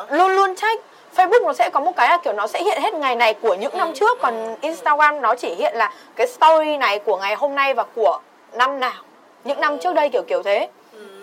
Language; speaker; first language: Vietnamese; native; Vietnamese